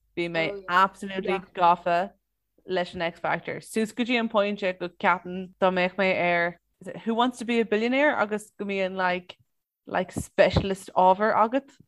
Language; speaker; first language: Irish; non-native, local second language; English